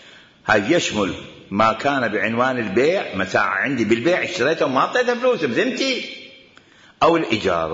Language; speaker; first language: Arabic; native; Arabic